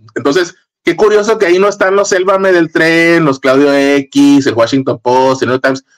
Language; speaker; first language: Spanish; native; Spanish